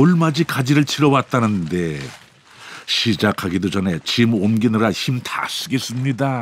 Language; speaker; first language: Korean; native; Korean